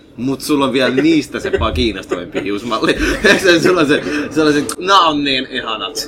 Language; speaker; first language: Finnish; early bilingual, other home language; Somali